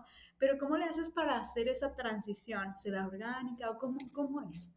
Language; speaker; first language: Spanish; native; Spanish